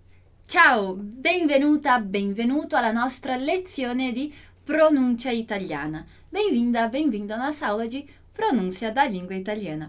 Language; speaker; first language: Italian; non-native, fluent; Portuguese